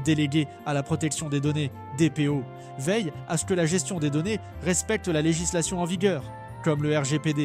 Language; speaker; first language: French; native; French